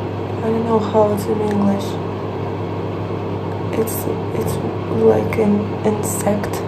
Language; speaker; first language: English; non-native, learner; Russian